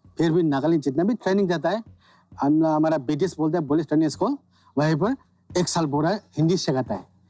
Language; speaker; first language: Hindi; non-native, local second language; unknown